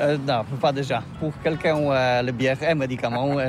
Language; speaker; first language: French; non-native, learner; Polish